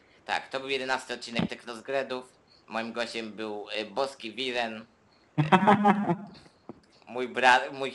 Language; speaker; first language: Polish; native; Polish